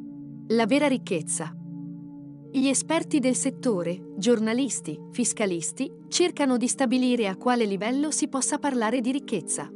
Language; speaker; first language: Italian; native; Italian